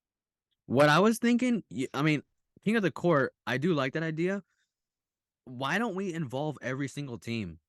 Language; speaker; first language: English; native; English